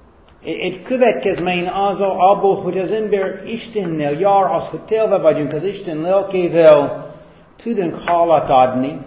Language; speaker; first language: Hungarian; non-native, fluent; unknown